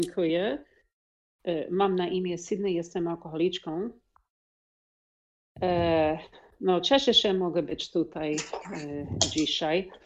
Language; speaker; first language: Polish; non-native, learner; English